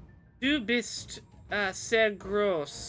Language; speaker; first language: German; non-native, learner; English